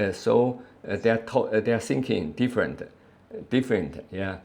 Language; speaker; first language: English; non-native, learner; Chinese